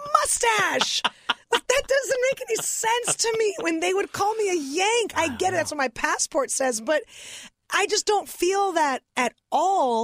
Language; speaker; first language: English; early bilingual, other home language; Russian